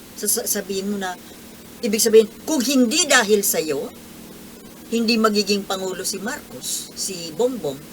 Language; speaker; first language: Filipino; native; Filipino